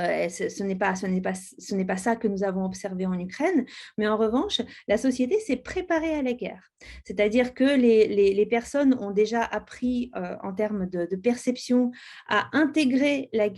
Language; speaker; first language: French; native; French